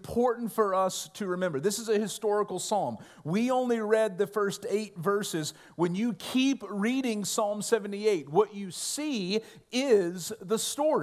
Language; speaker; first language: English; native; English